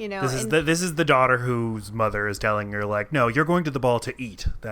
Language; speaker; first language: English; native; English